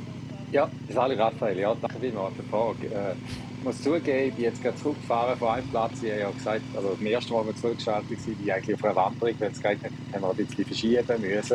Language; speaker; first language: German; native; German